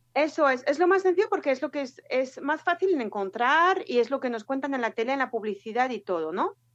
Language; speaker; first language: Spanish; non-native, fluent; French